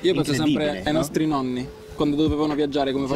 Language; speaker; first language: Italian; native; Italian